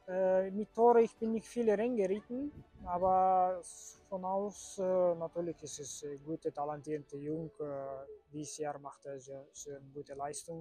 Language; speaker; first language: German; non-native, learner; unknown